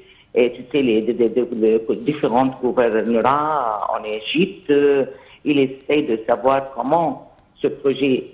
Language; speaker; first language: French; non-native, fluent; Arabic